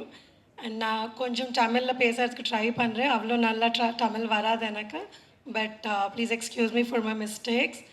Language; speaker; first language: Tamil; non-native, learner; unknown